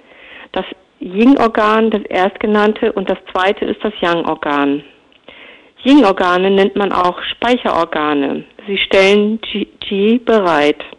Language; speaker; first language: German; native; German